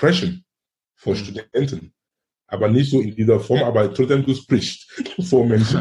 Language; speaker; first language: German; non-native, fluent; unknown